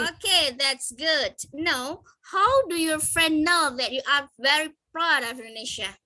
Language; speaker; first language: English; non-native, fluent; Indonesian